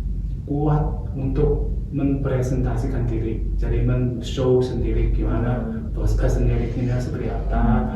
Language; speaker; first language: Indonesian; non-native, fluent; Chinese